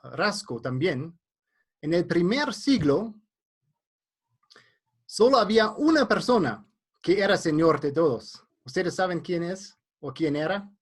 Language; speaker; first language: Spanish; non-native, fluent; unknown